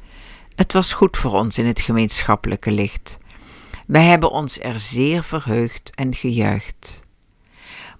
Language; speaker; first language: Dutch; native; Dutch